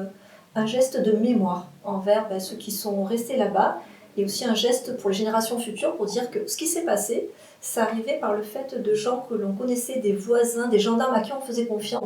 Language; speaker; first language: French; native; French